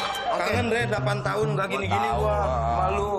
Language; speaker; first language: Indonesian; native; Indonesian